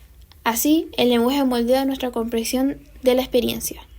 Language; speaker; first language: Spanish; native; Spanish